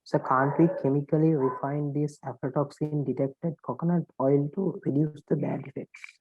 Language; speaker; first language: English; non-native, local second language; Sinhala